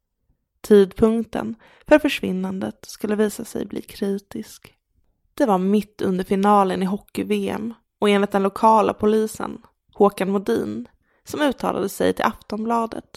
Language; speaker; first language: Swedish; native; Swedish